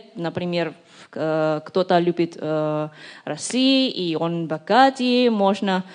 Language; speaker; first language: Russian; non-native, learner; Indonesian